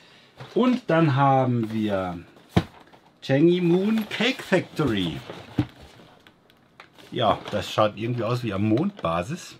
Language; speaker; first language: German; native; German